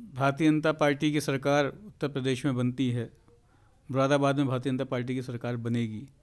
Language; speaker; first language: Hindi; native; Hindi